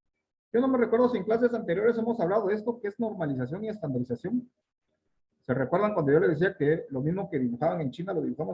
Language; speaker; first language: Spanish; native; Spanish